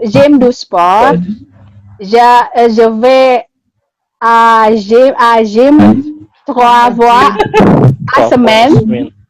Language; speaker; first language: French; non-native, learner; Indonesian